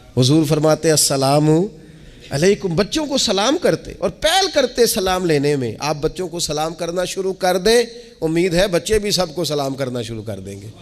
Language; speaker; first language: Urdu; non-native, local second language; Punjabi